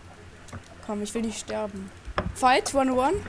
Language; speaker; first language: German; early bilingual, other home language; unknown